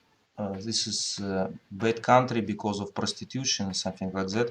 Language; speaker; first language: English; non-native, learner; Russian